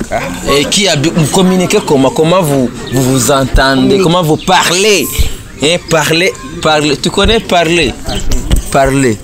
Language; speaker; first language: French; non-native, learner; Rundi